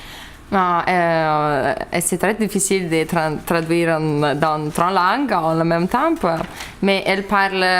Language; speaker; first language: French; non-native, learner; Lithuanian